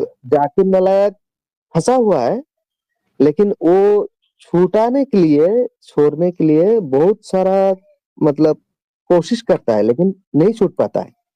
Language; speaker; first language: Hindi; non-native, local second language; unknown